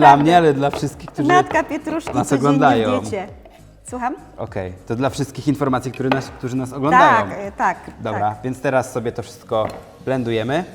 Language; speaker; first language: Polish; native; Polish